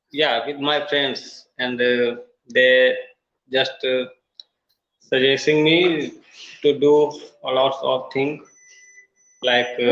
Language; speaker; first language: English; non-native, learner; Hindi